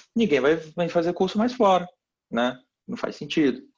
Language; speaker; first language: Portuguese; native; Portuguese